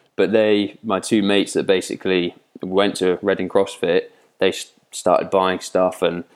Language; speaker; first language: English; native; English